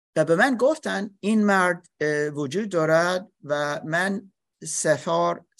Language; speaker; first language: Persian; non-native, learner; English